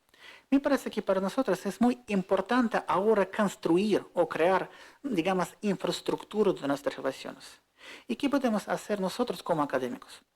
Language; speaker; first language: Spanish; non-native, fluent; Russian